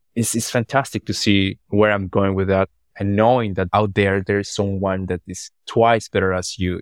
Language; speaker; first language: English; non-native, fluent; Spanish